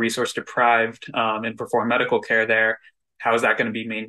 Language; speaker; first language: English; native; English